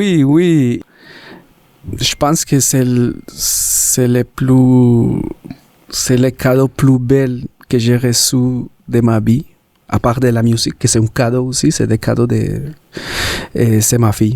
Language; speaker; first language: French; non-native, learner; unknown